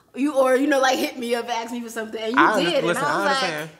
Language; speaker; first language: English; native; English